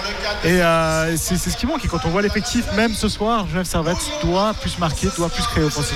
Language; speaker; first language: French; native; French